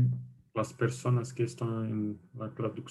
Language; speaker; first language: Spanish; non-native, fluent; Portuguese